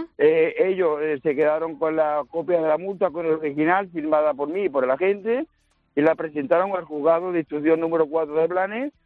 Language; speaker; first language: Spanish; native; Spanish